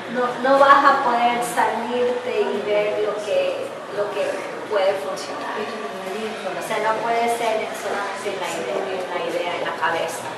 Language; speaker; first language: Spanish; early bilingual, heritage; English